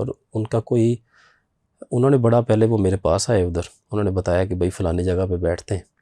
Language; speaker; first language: Urdu; non-native, local second language; Punjabi